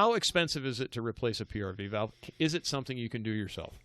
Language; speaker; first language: English; native; English